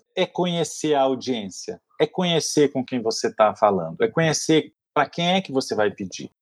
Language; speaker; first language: Portuguese; native; Portuguese